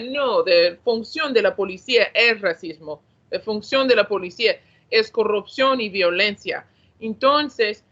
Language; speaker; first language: Spanish; non-native, learner; English